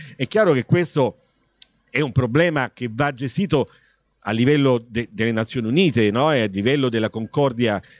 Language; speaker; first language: Italian; native; Italian